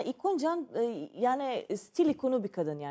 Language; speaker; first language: Turkish; non-native, learner; Serbian